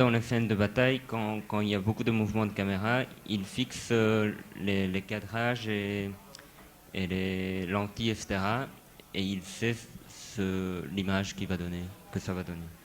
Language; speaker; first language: French; non-native, fluent; Japanese